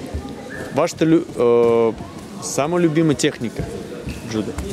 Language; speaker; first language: Bulgarian; non-native, learner; Russian